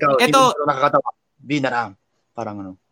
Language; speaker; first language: Filipino; non-native, learner; Japanese